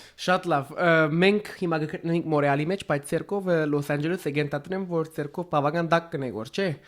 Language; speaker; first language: Armenian; early bilingual, heritage; Armenian